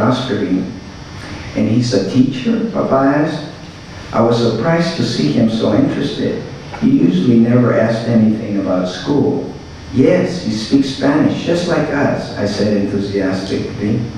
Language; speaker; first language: English; early bilingual, other home language; Spanish